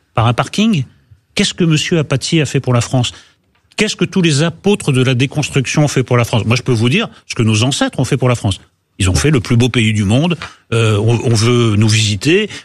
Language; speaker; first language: French; native; French